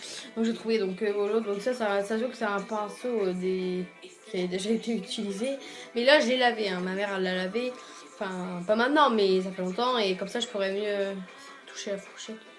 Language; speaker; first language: French; native; French